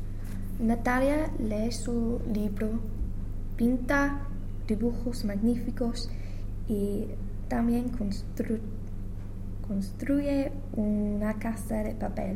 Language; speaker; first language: Spanish; non-native, learner; English